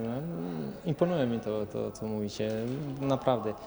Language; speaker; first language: Polish; non-native, learner; Serbian